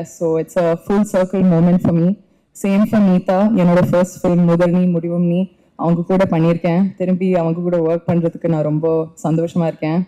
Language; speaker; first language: Tamil; non-native, learner; English